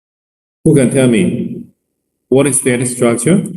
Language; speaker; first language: English; non-native, learner; Chinese